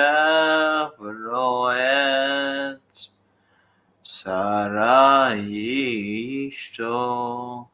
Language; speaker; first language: Hebrew; non-native, learner; English